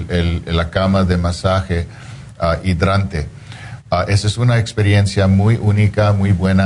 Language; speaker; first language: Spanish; non-native, fluent; English